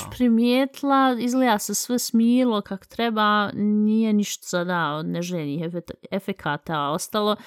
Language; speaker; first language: Bosnian; early bilingual, heritage; Bosnian